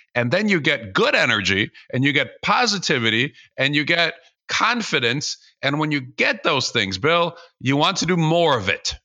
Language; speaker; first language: English; early bilingual, other home language; Russian